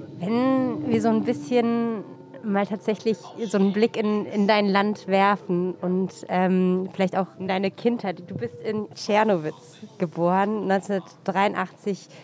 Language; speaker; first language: German; native; German